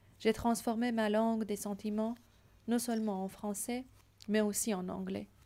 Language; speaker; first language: French; non-native, fluent; Persian